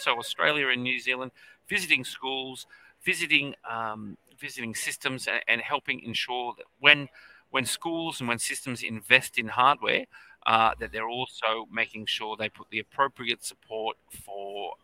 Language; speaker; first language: English; native; English